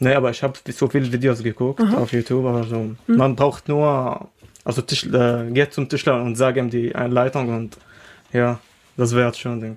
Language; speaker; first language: German; non-native, learner; Arabic